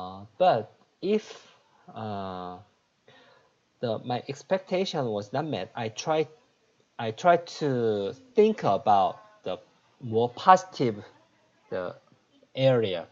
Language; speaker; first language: English; non-native, learner; Korean